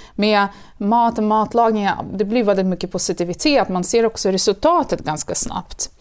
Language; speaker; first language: Swedish; non-native, fluent; Russian